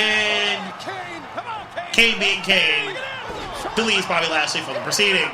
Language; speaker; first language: English; native; English